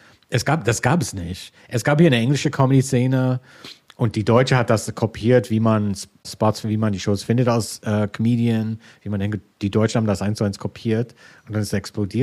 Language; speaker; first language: German; non-native, fluent; English